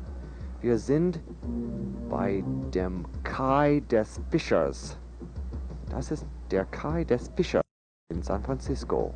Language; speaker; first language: German; non-native, fluent; English